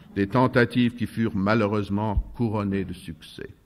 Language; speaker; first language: French; non-native, fluent; Russian